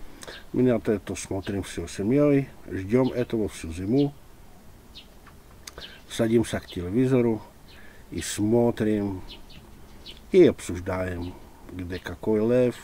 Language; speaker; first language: Russian; non-native, fluent; Czech